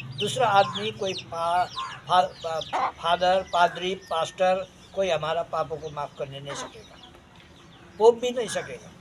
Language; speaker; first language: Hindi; non-native, local second language; Nepali